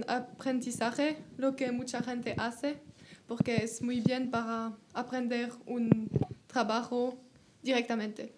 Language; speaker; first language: Spanish; non-native, learner; French